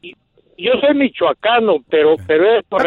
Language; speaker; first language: Spanish; native; Spanish